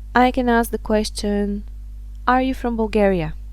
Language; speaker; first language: English; non-native, fluent; Bulgarian